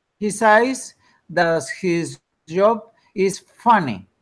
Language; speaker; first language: English; non-native, learner; Spanish